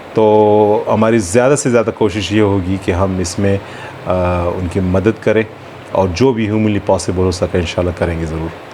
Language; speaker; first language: Urdu; non-native, local second language; Pashto